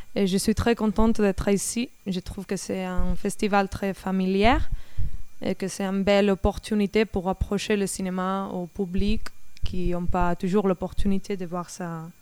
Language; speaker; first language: French; non-native, fluent; Spanish